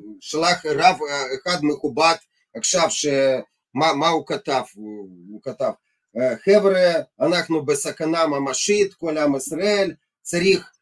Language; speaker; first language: Hebrew; non-native, fluent; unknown